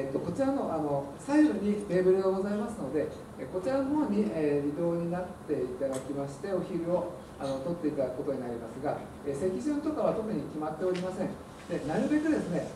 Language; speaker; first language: Japanese; native; Japanese